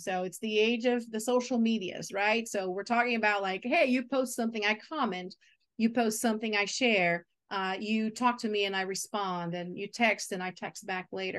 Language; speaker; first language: English; non-native, fluent; Portuguese